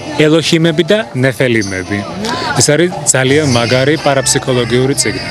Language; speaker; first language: Georgian; early bilingual, heritage; Georgian